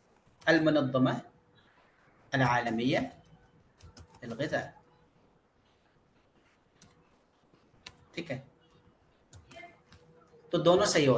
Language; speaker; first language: Hindi; native; Hindi